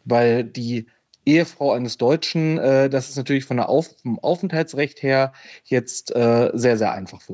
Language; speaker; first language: German; native; German